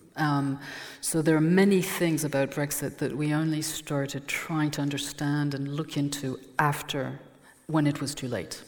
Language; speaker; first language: English; non-native, fluent; French